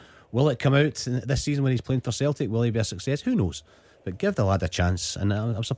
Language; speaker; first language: English; native; English